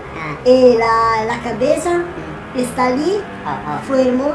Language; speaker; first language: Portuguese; non-native, learner; Italian